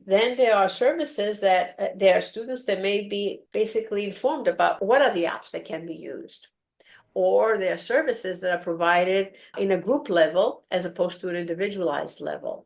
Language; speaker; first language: English; non-native, fluent; Greek